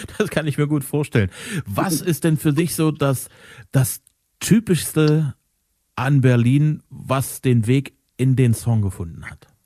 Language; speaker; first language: German; native; German